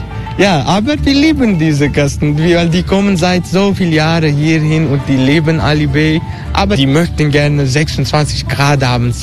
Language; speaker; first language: German; non-native, learner; Turkish